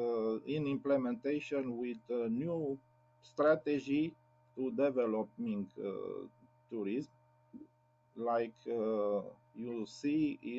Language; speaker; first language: English; non-native, learner; Romanian